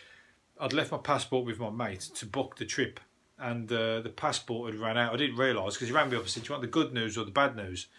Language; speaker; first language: English; native; English